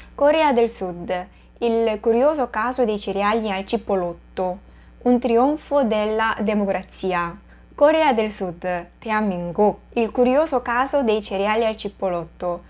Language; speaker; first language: Italian; non-native, fluent; Korean